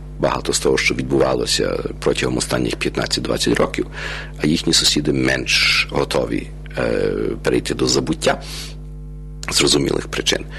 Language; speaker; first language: Ukrainian; early bilingual, heritage; Ukrainian